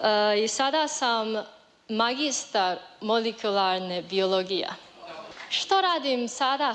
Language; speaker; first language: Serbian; non-native, learner; Chinese